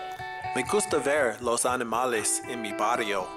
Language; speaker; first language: Spanish; non-native, learner; English